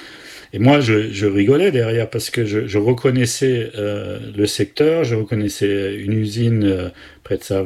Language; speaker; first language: French; native; French